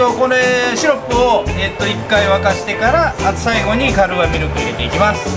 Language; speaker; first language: Japanese; native; Japanese